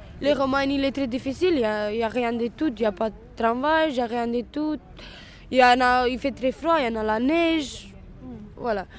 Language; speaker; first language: French; non-native, learner; Romanian